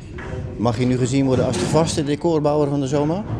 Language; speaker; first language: Dutch; native; Dutch